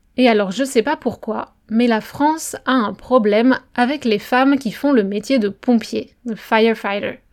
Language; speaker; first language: French; native; French